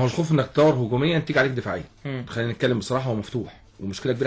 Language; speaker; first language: Arabic; native; Arabic